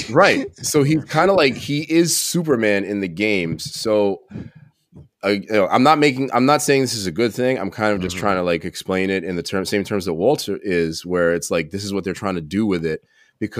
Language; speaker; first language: English; native; English